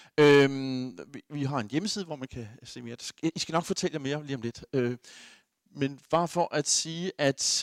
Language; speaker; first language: Danish; native; Danish